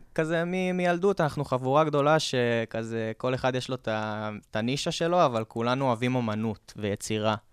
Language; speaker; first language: Hebrew; native; Hebrew